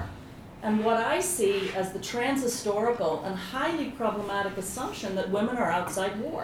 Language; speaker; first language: English; native; English